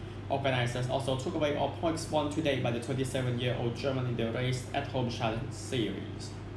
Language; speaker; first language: English; non-native, fluent; Thai